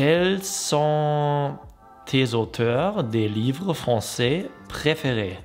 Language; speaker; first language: French; non-native, learner; German